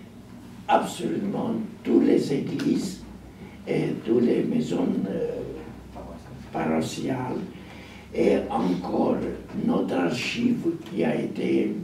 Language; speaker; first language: French; non-native, learner; Romanian